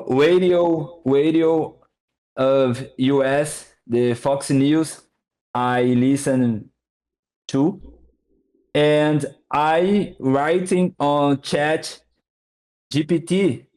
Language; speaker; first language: English; non-native, learner; Portuguese